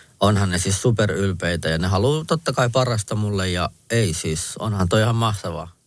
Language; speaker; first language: Finnish; early bilingual, other home language; Kurdish